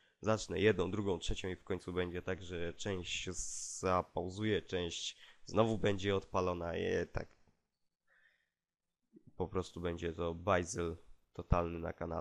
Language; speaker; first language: Polish; native; Polish